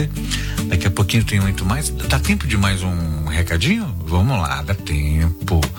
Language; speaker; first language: Portuguese; native; Portuguese